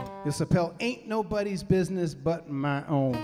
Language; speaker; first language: French; non-native, fluent; English